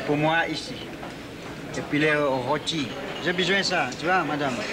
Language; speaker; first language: French; non-native, local second language; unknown